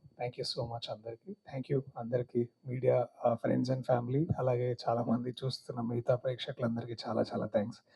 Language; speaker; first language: Telugu; native; Telugu